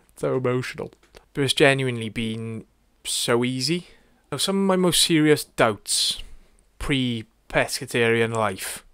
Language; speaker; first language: English; native; English